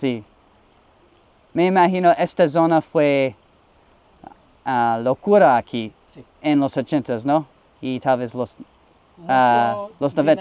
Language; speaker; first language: Spanish; non-native, learner; English